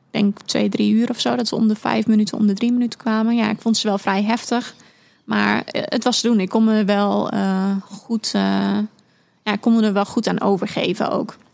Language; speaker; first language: Dutch; native; Dutch